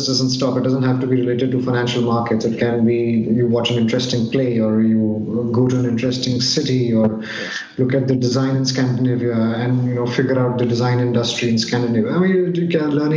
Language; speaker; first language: English; non-native, local second language; Hindi